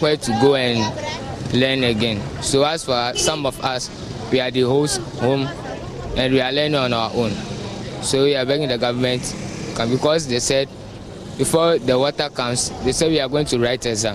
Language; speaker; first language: English; non-native, local second language; Ewe